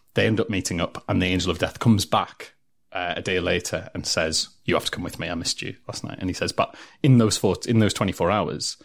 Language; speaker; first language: English; native; English